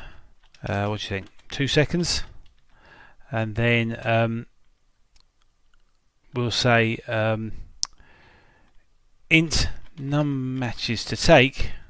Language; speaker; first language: English; native; English